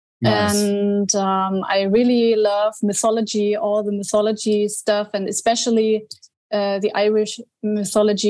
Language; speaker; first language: English; non-native, fluent; German